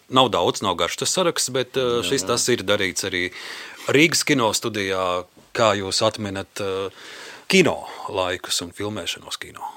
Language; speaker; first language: Latvian; native; Latvian